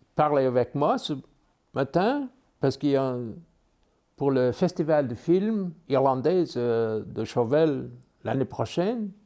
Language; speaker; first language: French; non-native, learner; English